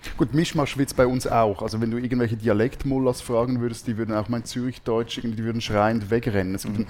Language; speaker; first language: German; native; German